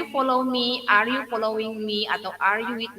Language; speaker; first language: English; non-native, learner; Indonesian